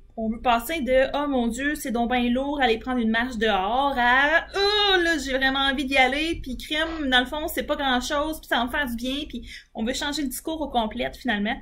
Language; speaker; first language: French; native; French